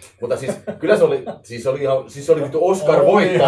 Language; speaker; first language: Finnish; native; Finnish